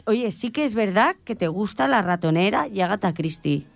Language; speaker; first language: Spanish; non-native, local second language; Catalan